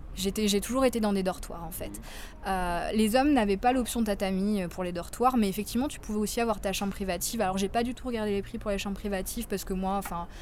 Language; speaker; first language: French; native; French